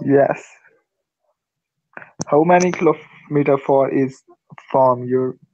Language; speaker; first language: English; non-native, learner; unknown